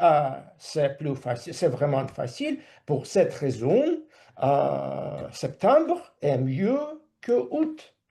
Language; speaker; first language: French; non-native, fluent; Russian